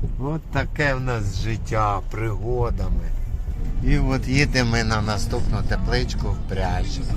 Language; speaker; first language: Ukrainian; native; Ukrainian